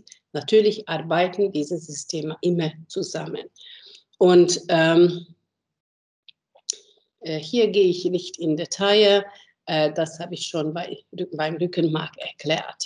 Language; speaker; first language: German; non-native, fluent; Hungarian